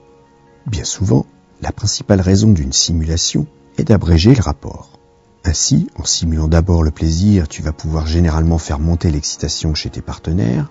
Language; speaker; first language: French; native; French